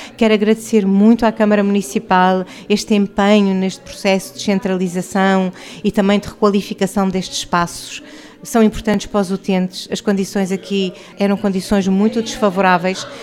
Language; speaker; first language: Portuguese; native; Portuguese